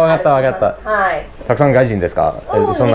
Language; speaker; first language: Japanese; non-native, learner; English